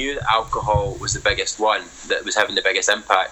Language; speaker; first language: English; native; English